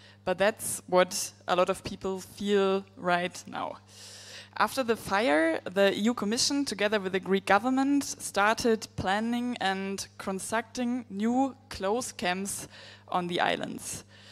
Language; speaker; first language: English; non-native, fluent; German